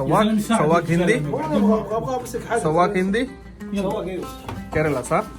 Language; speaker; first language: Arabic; non-native, learner; Malayalam